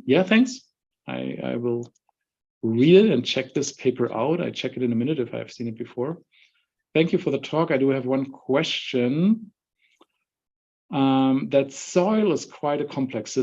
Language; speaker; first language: English; non-native, fluent; German